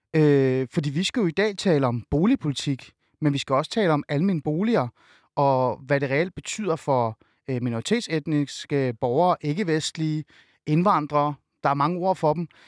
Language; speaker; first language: Danish; early bilingual, other home language; Persian